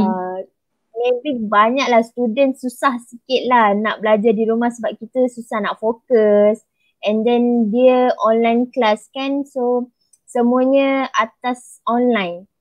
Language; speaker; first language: Malay; native; Malay